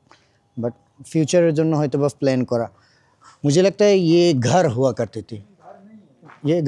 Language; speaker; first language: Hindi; non-native, fluent; Bangla